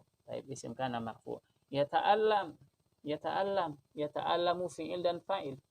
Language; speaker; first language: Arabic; non-native, fluent; Indonesian